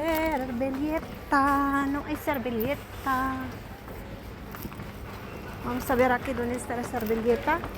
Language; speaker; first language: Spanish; non-native, learner; Filipino